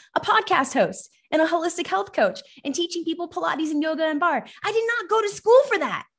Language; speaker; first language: English; early bilingual, other home language; Persian